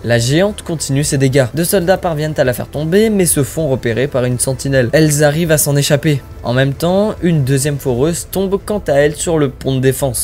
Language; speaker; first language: French; native; French